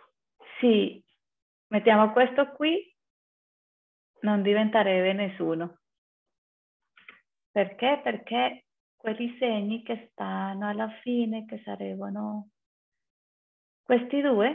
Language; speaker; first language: Italian; non-native, fluent; Spanish